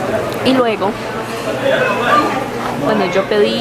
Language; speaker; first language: Spanish; early bilingual, other home language; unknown